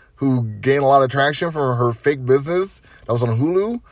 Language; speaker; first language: English; native; English